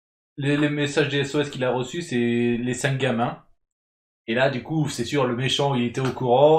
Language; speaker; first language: French; native; French